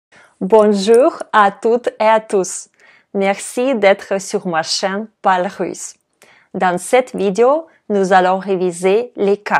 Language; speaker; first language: French; non-native, fluent; Russian